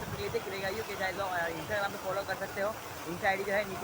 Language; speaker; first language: Hindi; native; Hindi